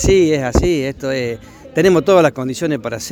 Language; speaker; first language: Spanish; native; Spanish